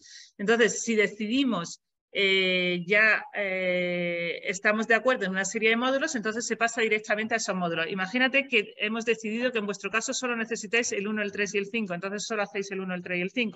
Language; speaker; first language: Spanish; native; Spanish